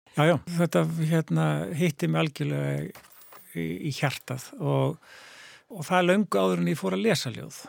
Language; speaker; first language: Icelandic; native; Icelandic